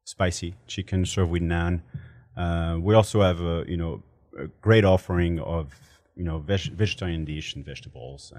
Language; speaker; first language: English; non-native, fluent; French